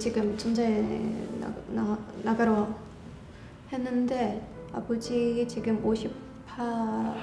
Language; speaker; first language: Korean; non-native, fluent; Ukrainian